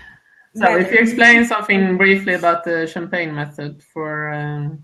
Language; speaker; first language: English; non-native, fluent; Italian